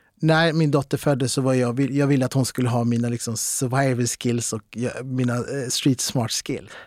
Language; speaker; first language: Swedish; early bilingual, other home language; Arabic